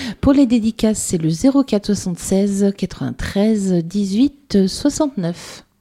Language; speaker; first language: French; native; French